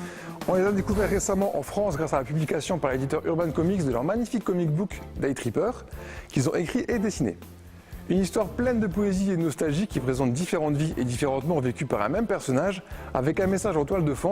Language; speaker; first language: French; native; French